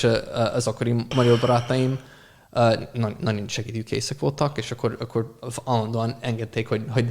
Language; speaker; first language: Hungarian; non-native, fluent; English